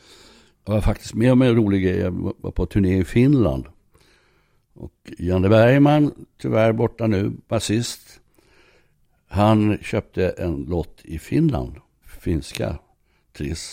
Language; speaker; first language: Swedish; native; Swedish